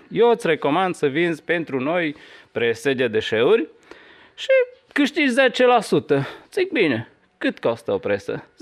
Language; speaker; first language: Romanian; non-native, local second language; Hungarian